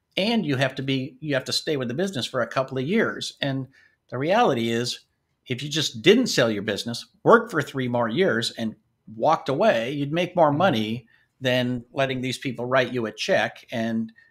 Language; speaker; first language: English; native; English